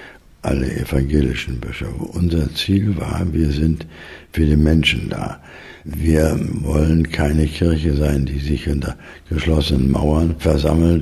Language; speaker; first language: German; native; German